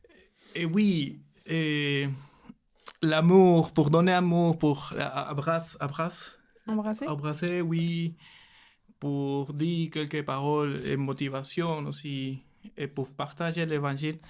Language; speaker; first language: French; non-native, learner; Spanish